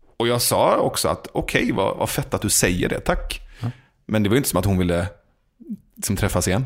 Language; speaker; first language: Swedish; early bilingual, other home language; Persian